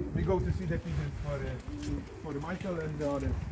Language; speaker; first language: English; non-native, learner; Polish